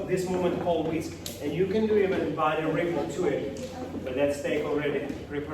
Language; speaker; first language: English; non-native, fluent; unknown